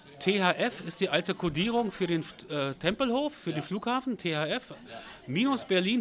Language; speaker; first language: German; native; German